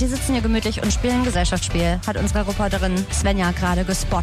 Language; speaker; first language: German; native; German